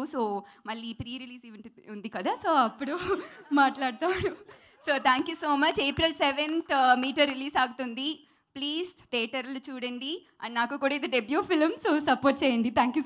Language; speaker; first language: Telugu; non-native, learner; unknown